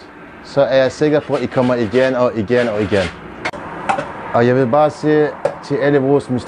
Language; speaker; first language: Danish; non-native, fluent; Turkish